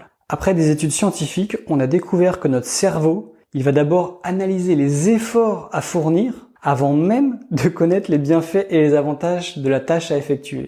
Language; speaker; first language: French; native; French